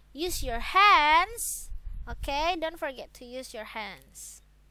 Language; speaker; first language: English; non-native, fluent; Indonesian